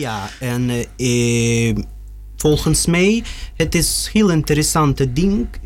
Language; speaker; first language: Dutch; non-native, learner; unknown